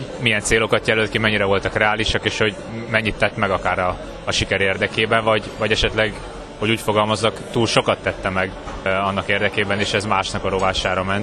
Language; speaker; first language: Hungarian; native; Hungarian